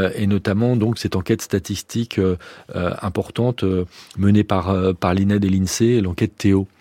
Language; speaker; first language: French; native; French